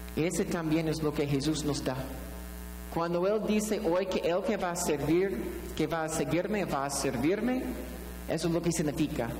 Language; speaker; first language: Spanish; non-native, fluent; English